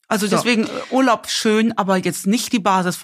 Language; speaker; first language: German; native; German